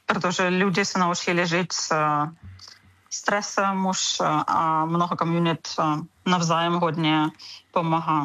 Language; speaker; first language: Czech; non-native, learner; Ukrainian